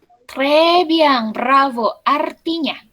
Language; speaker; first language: French; non-native, fluent; Indonesian